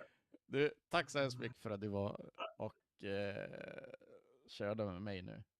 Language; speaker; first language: Swedish; native; Swedish